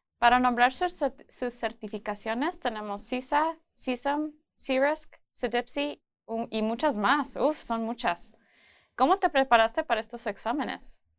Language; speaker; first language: Spanish; early bilingual, heritage; Spanish